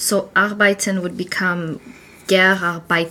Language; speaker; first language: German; non-native, learner; English